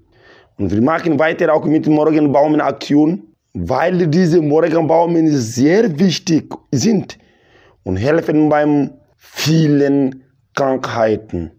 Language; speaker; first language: German; non-native, local second language; Bambara